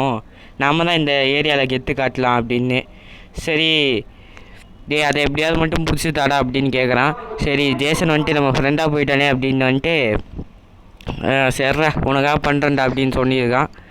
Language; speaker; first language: Tamil; native; Tamil